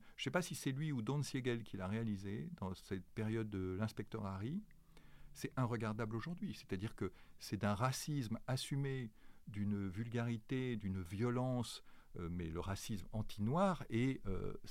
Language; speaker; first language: French; native; French